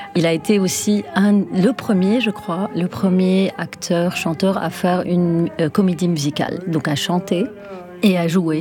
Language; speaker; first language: French; non-native, local second language; Arabic